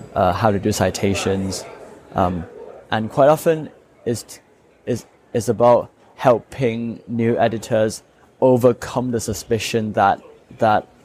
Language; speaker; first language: English; non-native, local second language; Cantonese